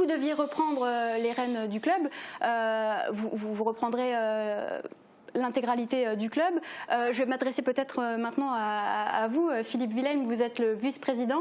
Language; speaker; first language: French; native; French